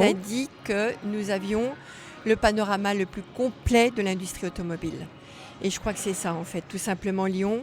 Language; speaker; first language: French; native; French